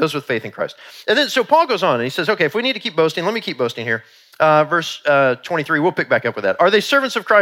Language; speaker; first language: English; native; English